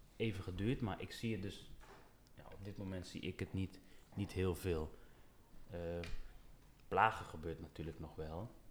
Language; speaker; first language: Dutch; early bilingual, other home language; Papiamento